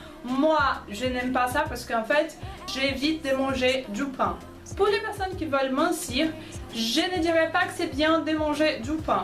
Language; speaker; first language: French; non-native, fluent; Portuguese